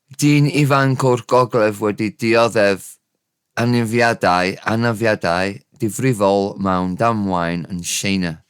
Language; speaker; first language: Welsh; non-native, learner; English